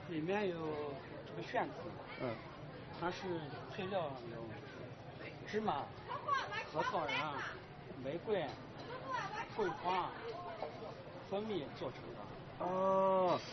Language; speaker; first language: Chinese; native; Chinese